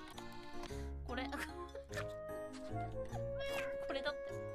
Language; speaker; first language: Japanese; native; Japanese